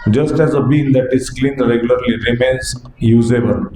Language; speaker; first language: English; non-native, local second language; Hindi